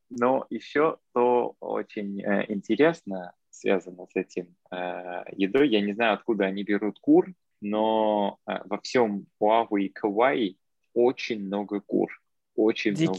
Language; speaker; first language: Russian; non-native, local second language; Armenian